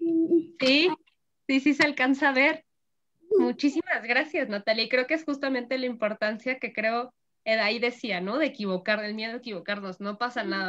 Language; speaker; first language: Spanish; native; Spanish